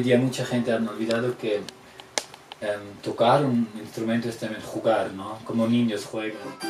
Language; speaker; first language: Spanish; non-native, fluent; German